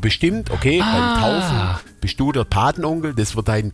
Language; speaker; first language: German; native; German